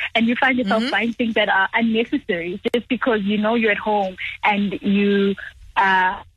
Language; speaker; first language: English; non-native, local second language; Zulu